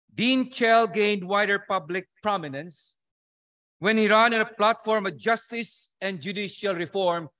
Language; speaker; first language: English; non-native, local second language; Filipino